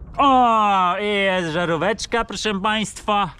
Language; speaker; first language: Polish; native; Polish